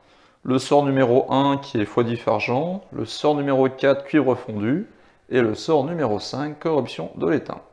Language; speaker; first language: French; native; French